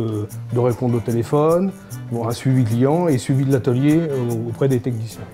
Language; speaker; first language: French; native; French